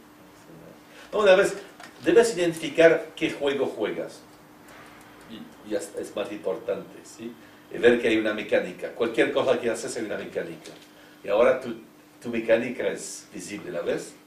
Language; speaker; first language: Spanish; non-native, fluent; French